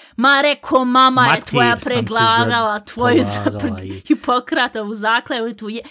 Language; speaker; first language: Bosnian; early bilingual, heritage; Bosnian